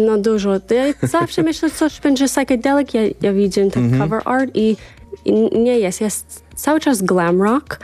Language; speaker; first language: Polish; non-native, learner; English